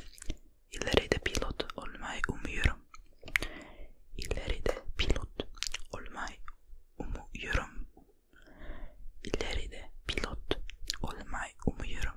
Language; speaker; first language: Turkish; non-native, learner; Finnish